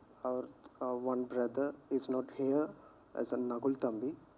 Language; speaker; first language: English; non-native, local second language; Malayalam